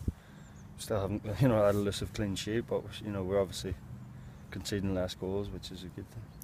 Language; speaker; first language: English; native; English